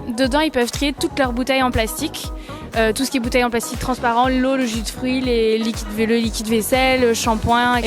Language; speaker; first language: French; native; French